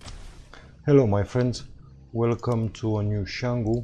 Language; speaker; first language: English; non-native, fluent; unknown